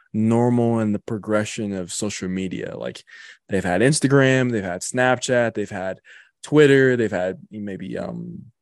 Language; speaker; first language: English; native; English